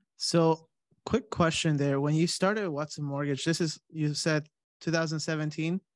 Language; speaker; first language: English; native; English